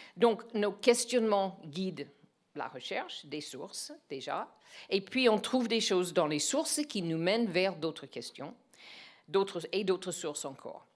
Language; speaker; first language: French; non-native, fluent; English